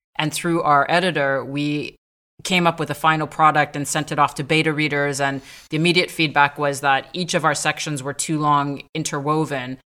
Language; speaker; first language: English; native; English